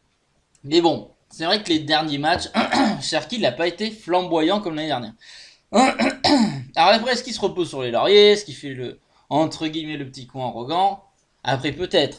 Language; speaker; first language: French; native; French